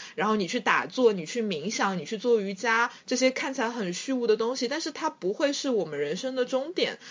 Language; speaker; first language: Chinese; native; Chinese